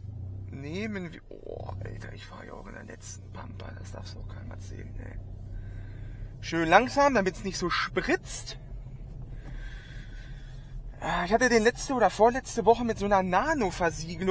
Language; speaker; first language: German; native; German